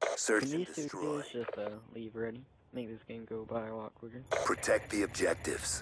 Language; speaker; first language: English; native; English